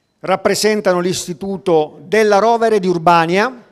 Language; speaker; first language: Italian; native; Italian